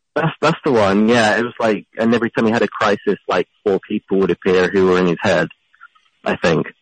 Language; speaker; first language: English; native; English